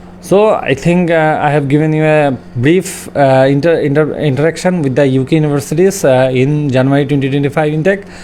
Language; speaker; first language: English; non-native, local second language; Bangla